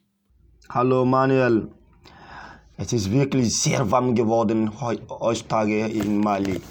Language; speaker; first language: German; non-native, fluent; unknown